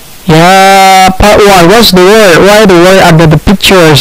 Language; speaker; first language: English; non-native, fluent; Indonesian